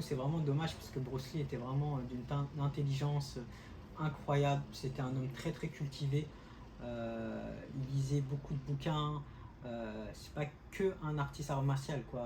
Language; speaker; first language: French; native; French